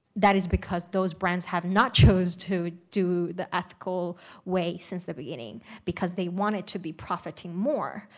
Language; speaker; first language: English; non-native, fluent; Uyghur